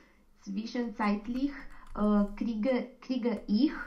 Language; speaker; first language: German; non-native, learner; Romanian